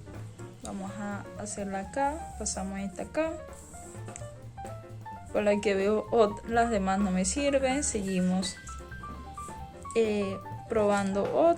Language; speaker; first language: Spanish; native; Spanish